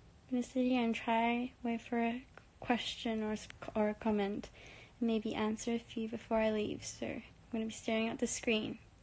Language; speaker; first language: English; early bilingual, other home language; Korean